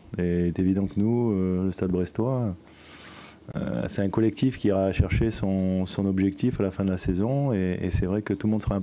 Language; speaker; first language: French; native; French